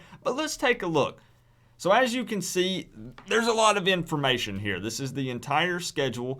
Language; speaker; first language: English; native; English